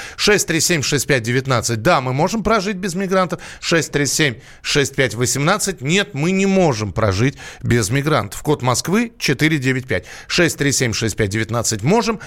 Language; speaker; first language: Russian; native; Russian